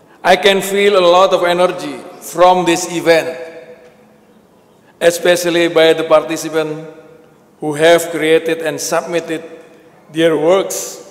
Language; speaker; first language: English; non-native, learner; Indonesian